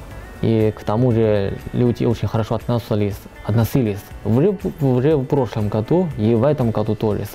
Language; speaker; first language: Russian; non-native, learner; Chinese